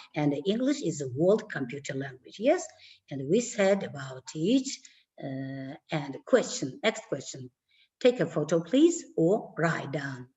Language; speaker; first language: English; non-native, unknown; Kazakh